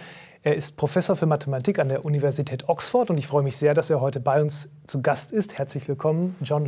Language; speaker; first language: German; native; German